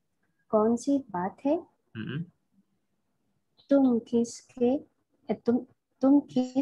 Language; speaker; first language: Hindi; non-native, learner; Indonesian